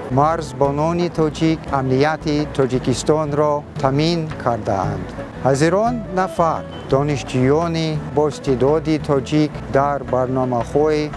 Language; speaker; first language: Tajik; non-native, learner; English